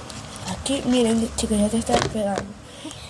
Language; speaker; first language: Spanish; native; Spanish